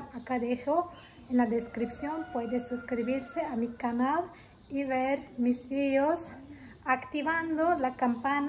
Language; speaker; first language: Spanish; non-native, fluent; Turkish